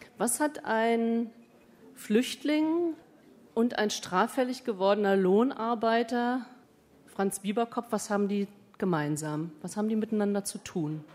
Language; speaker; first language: German; native; German